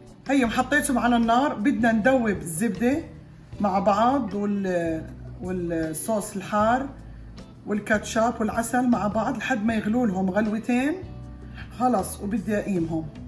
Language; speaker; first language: Arabic; native; Arabic